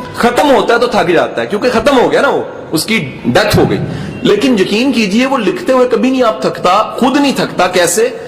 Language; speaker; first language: Urdu; non-native, local second language; Punjabi